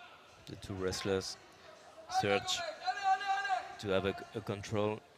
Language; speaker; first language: English; non-native, learner; French